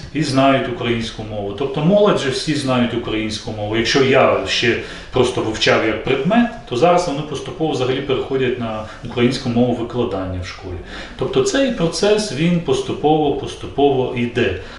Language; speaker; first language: Ukrainian; non-native, local second language; Gagauz